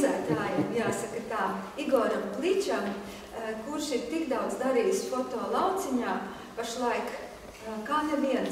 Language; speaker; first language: Latvian; native; Latvian